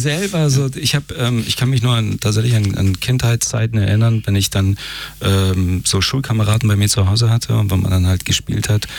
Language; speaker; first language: German; early bilingual, other home language; Persian